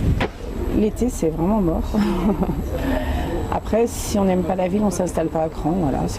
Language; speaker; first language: French; native; French